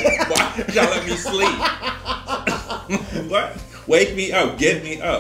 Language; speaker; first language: English; native; English